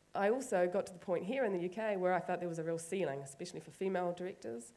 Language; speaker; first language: English; native; English